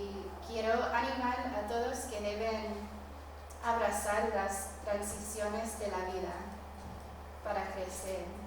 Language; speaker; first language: Spanish; non-native, fluent; English